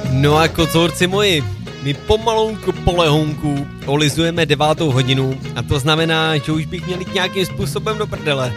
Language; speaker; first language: Czech; native; Czech